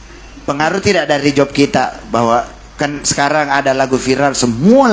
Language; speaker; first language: Indonesian; native; Indonesian